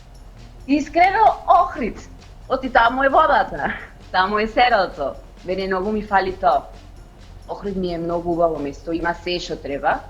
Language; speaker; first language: Macedonian; non-native, fluent; Spanish